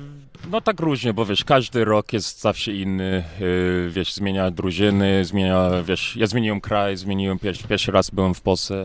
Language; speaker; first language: Polish; early bilingual, heritage; English